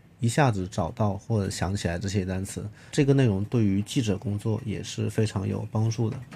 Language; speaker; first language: Chinese; non-native, local second language; Cantonese